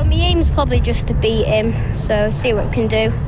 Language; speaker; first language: English; native; English